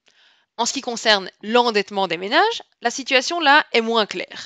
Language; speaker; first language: French; native; French